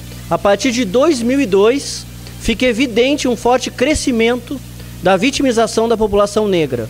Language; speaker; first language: Portuguese; native; Portuguese